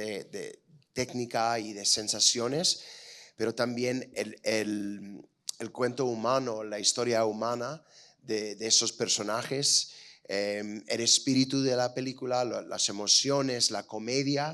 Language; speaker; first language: Spanish; non-native, fluent; English